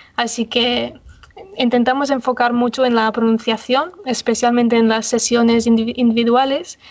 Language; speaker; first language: Spanish; non-native, fluent; English